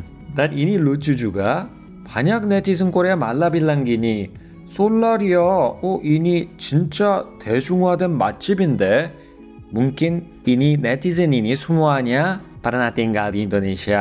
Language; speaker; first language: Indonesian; non-native, fluent; Korean